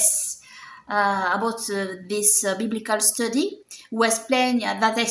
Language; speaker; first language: English; non-native, learner; French